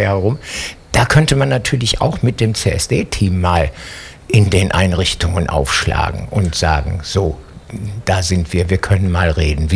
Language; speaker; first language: German; native; German